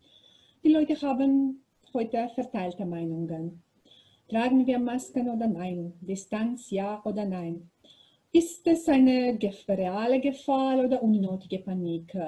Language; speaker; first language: German; non-native, learner; Macedonian